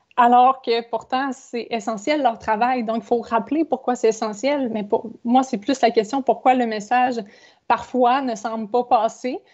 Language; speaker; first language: French; native; French